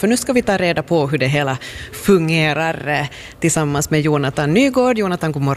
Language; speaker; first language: Swedish; native; Swedish